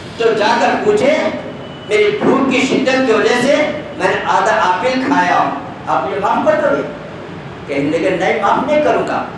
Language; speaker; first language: Urdu; native; Urdu